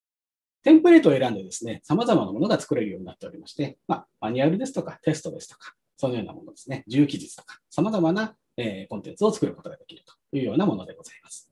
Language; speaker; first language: Japanese; native; Japanese